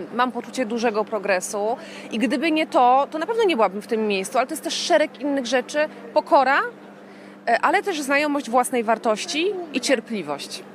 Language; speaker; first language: Polish; native; Polish